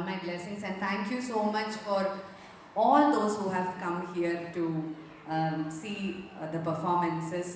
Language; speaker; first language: English; non-native, local second language; Malayalam